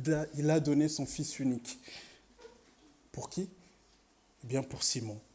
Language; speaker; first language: French; native; French